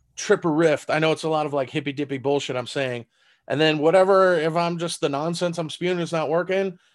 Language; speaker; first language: English; early bilingual, other home language; German